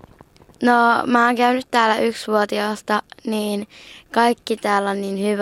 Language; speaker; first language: Finnish; early bilingual, heritage; Finnish